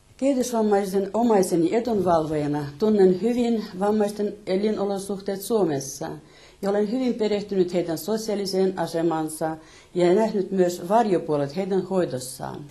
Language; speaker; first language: Finnish; non-native, fluent; Russian